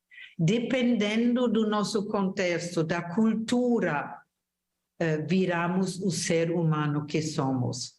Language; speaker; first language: Portuguese; non-native, fluent; German